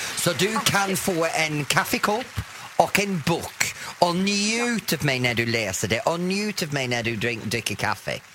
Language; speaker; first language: Swedish; non-native, fluent; English